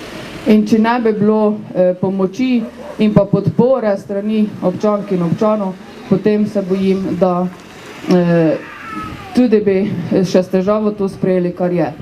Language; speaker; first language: Slovenian; native; Slovenian